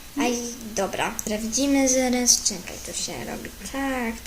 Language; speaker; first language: Polish; native; Polish